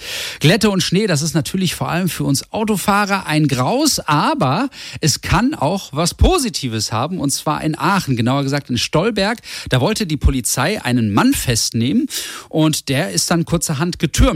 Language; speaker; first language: German; native; German